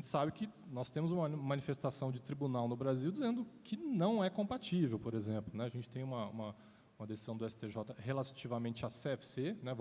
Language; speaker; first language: Portuguese; native; Portuguese